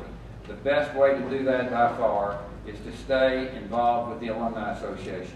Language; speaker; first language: English; native; English